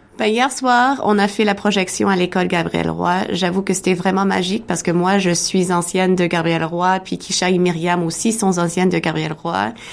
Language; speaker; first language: French; native; French